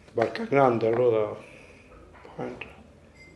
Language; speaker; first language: Italian; non-native, learner; Maltese